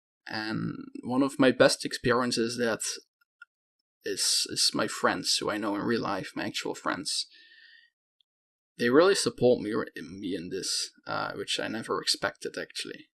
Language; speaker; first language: English; non-native, fluent; Dutch